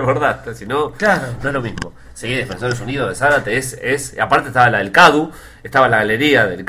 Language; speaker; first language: Spanish; native; Spanish